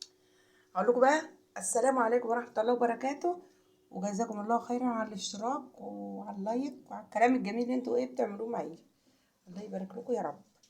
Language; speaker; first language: Arabic; native; Arabic